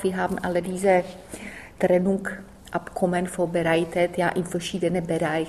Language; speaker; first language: German; non-native, fluent; Czech